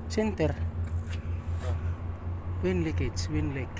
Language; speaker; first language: Arabic; non-native, learner; Filipino